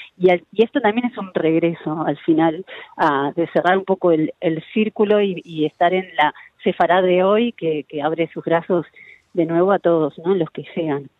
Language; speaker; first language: Spanish; native; Spanish